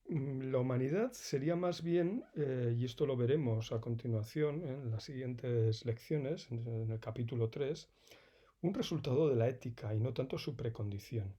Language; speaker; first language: Spanish; native; Spanish